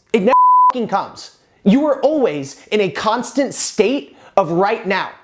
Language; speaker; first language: English; native; English